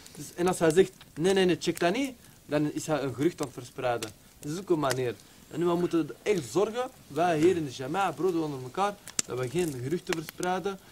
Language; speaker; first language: Dutch; early bilingual, other home language; Arabic